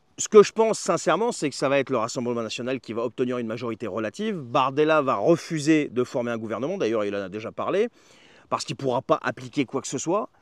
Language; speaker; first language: French; native; French